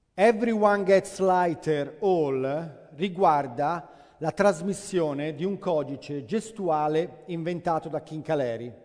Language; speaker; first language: Italian; native; Italian